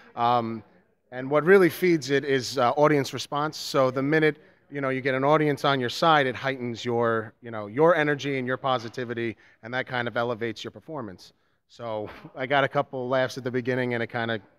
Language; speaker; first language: English; native; English